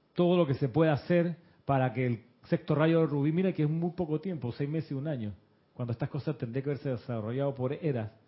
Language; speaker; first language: Spanish; early bilingual, other home language; Russian